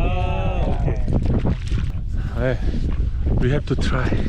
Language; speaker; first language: English; non-native, learner; Korean